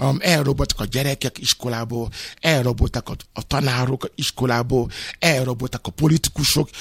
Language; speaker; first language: Hungarian; non-native, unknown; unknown